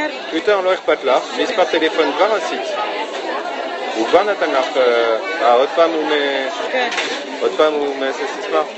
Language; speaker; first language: Hebrew; non-native, fluent; French